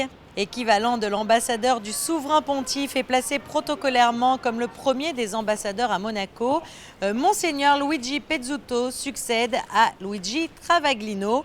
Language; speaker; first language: French; native; French